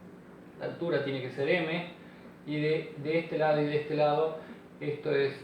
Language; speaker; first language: Spanish; native; Spanish